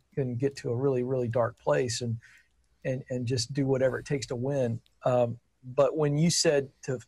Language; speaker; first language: English; native; English